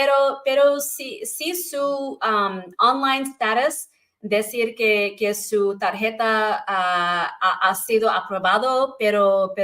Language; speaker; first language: Spanish; non-native, learner; English